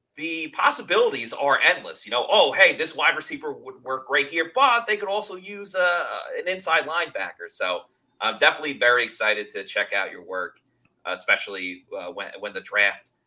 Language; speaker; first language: English; native; English